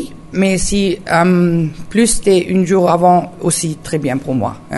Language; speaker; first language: French; non-native, learner; German